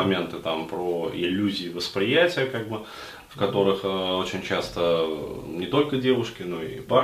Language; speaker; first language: Russian; native; Russian